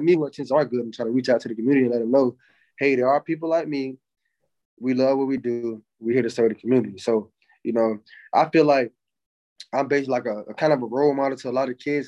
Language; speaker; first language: English; native; English